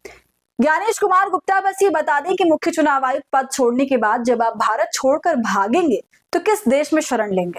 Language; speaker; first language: Hindi; native; Hindi